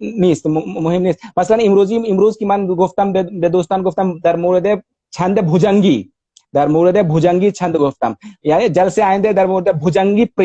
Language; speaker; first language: Persian; non-native, learner; Hindi